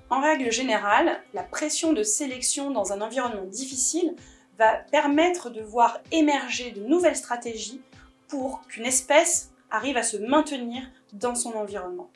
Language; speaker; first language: French; native; French